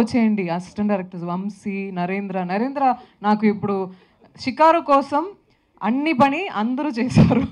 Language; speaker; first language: Telugu; non-native, local second language; Tamil